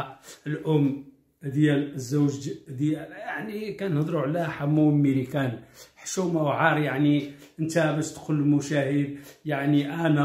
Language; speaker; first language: Arabic; native; Arabic